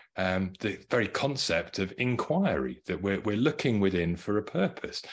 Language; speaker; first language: English; native; English